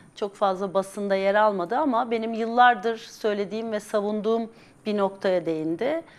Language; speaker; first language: Turkish; native; Turkish